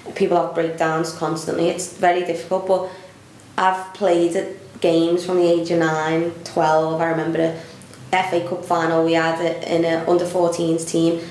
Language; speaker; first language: English; native; English